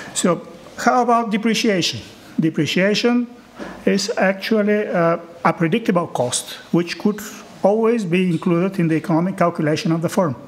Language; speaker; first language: English; non-native, fluent; Bulgarian